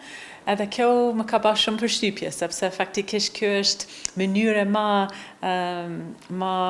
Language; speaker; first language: Albanian; non-native, fluent; English